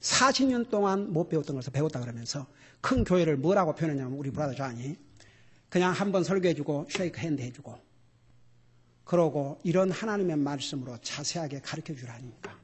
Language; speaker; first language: Korean; native; Korean